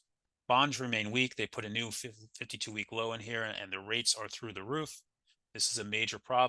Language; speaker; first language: English; native; English